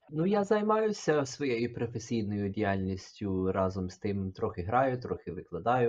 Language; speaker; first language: Ukrainian; early bilingual, heritage; Ukrainian